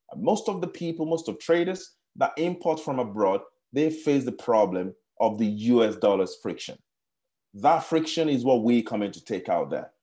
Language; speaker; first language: English; non-native, local second language; Yoruba